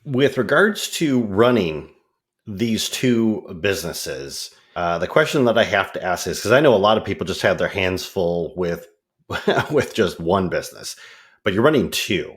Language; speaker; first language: English; native; English